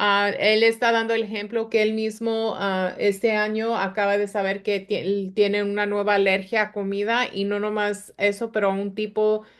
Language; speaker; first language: Spanish; early bilingual, other home language; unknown